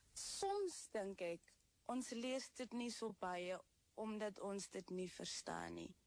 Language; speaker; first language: Afrikaans; native; Afrikaans